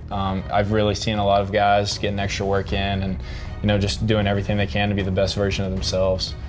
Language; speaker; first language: English; native; English